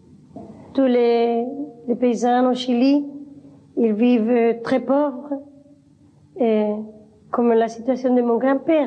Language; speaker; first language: French; non-native, fluent; Spanish